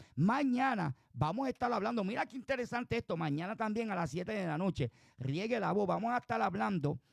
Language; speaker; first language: Spanish; native; Spanish